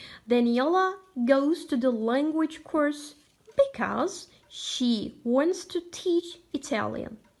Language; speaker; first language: English; non-native, fluent; Turkish